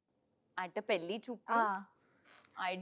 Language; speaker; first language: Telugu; non-native, learner; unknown